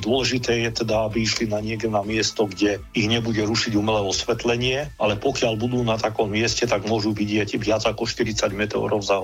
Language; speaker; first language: Slovak; native; Slovak